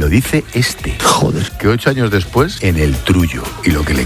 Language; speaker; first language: Spanish; native; Spanish